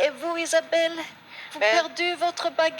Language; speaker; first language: French; non-native, learner; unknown